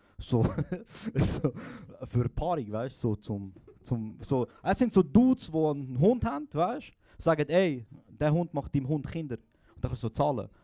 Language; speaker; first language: German; early bilingual, other home language; Croatian